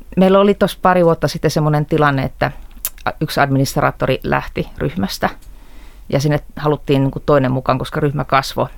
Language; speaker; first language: Finnish; native; Finnish